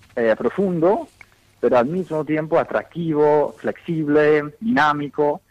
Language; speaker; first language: Spanish; non-native, fluent; English